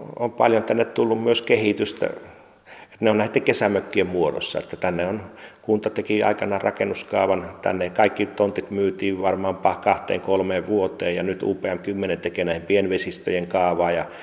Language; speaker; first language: Finnish; native; Finnish